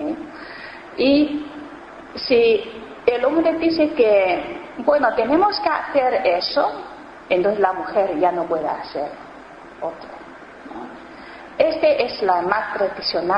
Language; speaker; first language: Spanish; non-native, learner; Chinese